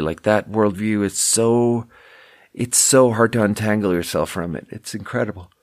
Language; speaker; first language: English; native; English